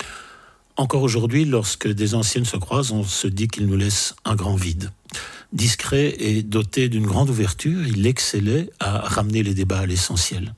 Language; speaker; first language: French; native; French